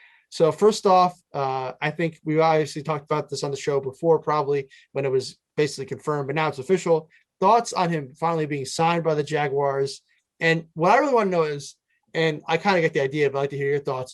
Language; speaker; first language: English; native; English